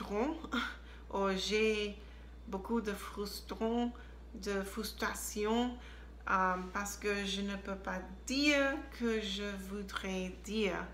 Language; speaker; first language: French; non-native, learner; English